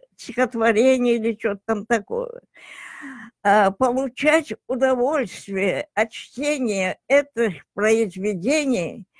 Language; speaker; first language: Russian; non-native, local second language; Tajik